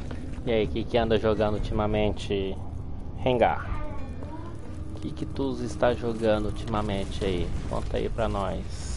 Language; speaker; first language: Portuguese; native; Portuguese